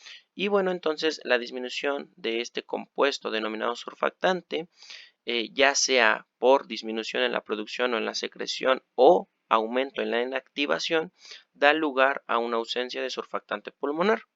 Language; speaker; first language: Spanish; native; Spanish